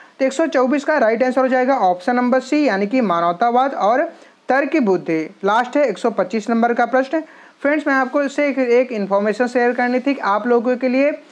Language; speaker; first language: Hindi; native; Hindi